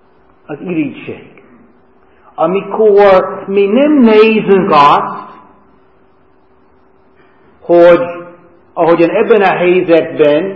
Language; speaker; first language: Hungarian; non-native, fluent; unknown